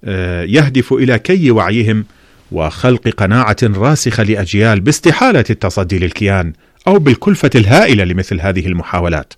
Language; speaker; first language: Arabic; native; Arabic